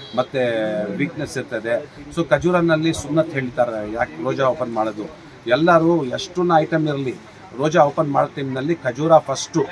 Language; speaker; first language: Kannada; non-native, local second language; Urdu